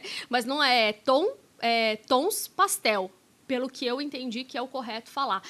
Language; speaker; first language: Portuguese; native; Portuguese